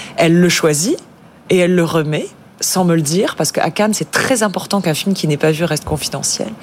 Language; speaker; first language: French; native; French